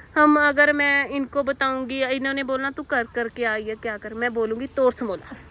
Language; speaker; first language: Hindi; non-native, local second language; Punjabi